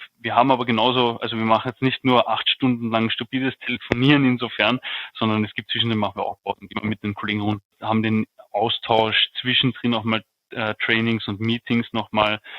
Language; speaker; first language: German; native; German